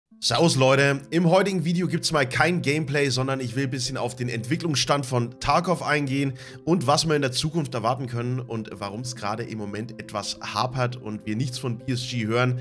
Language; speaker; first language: German; native; German